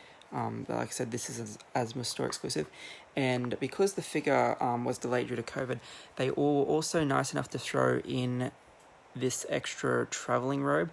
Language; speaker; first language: English; native; English